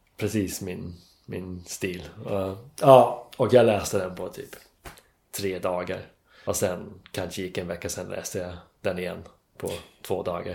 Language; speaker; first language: Swedish; non-native, fluent; English